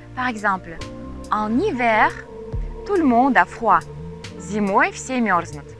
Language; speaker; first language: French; non-native, fluent; Russian